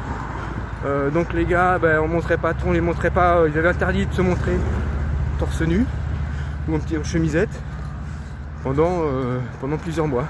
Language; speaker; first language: French; native; French